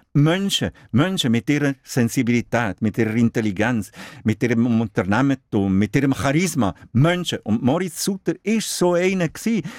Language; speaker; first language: German; non-native, local second language; Italian